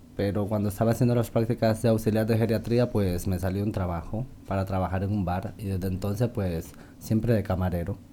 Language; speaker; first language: Spanish; native; Spanish